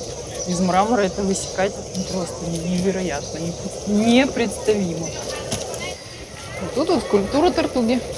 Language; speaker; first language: Russian; native; Russian